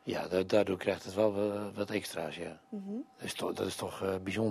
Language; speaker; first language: Dutch; native; Dutch